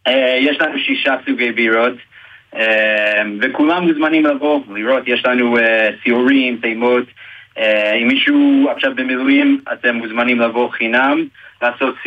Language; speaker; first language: Hebrew; non-native, fluent; English